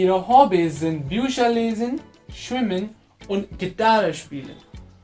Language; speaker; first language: German; non-native, fluent; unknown